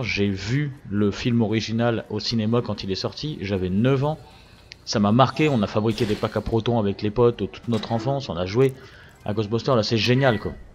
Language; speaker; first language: French; native; French